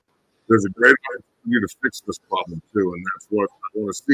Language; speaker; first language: English; native; English